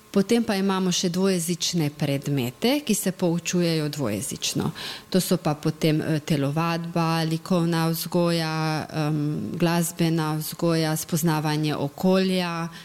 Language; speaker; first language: Slovenian; native; Slovenian